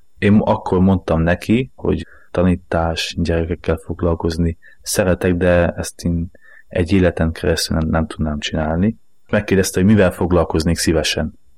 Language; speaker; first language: Hungarian; native; Hungarian